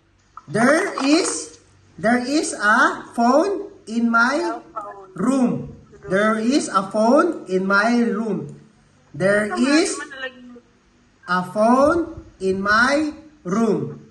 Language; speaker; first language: English; non-native, local second language; Filipino